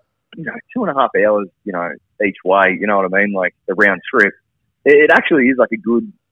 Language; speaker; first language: English; native; English